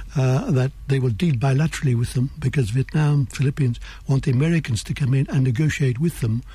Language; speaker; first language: English; native; English